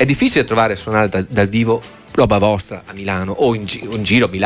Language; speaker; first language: Italian; native; Italian